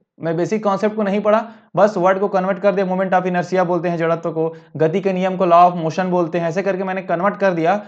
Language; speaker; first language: Hindi; native; Hindi